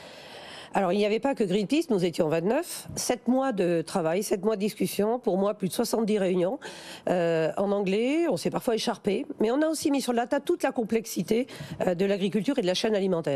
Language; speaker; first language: French; native; French